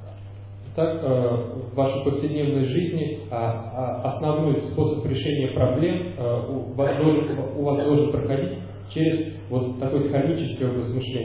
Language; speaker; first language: Russian; native; Russian